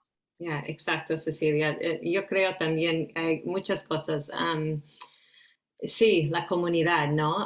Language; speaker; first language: Spanish; early bilingual, heritage; Spanish